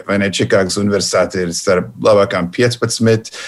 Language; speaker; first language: Latvian; non-native, fluent; English